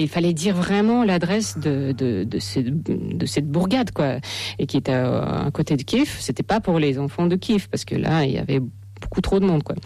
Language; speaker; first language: French; non-native, fluent; Russian